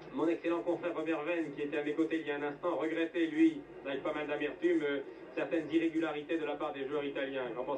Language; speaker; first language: French; native; French